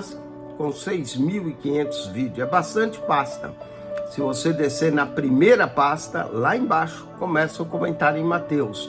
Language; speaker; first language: Portuguese; native; Portuguese